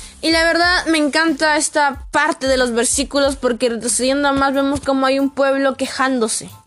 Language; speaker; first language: Spanish; native; Spanish